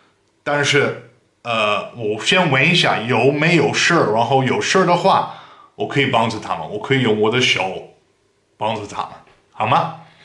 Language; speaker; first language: Chinese; non-native, fluent; Dutch